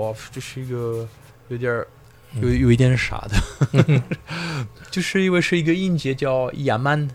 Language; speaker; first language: Chinese; non-native, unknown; French